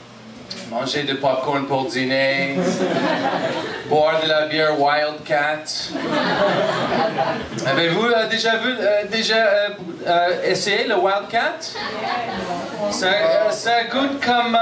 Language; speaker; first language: French; non-native, local second language; English